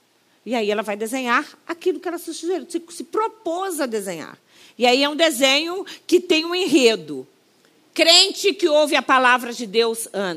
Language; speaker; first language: Portuguese; native; Portuguese